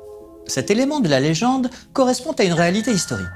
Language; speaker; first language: French; native; French